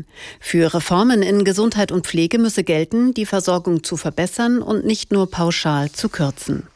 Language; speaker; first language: German; native; German